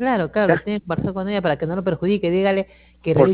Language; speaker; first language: Spanish; native; Spanish